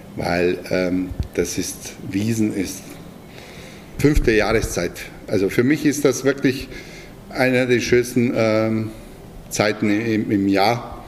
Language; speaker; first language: German; non-native, fluent; Bosnian